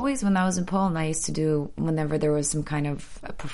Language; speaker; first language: English; early bilingual, other home language; Polish